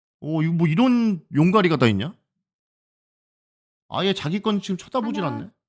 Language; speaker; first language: Korean; native; Korean